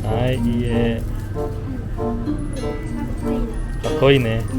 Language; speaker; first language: Japanese; non-native, learner; Filipino